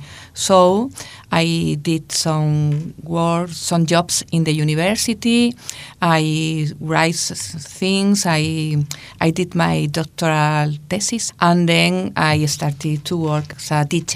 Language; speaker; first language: English; non-native, learner; Spanish